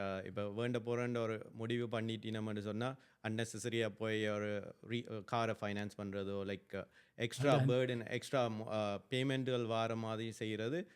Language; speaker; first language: Tamil; early bilingual, other home language; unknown